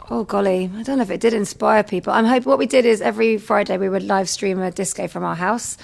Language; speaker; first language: English; native; English